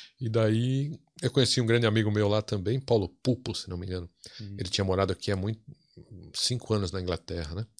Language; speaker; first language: Portuguese; native; Portuguese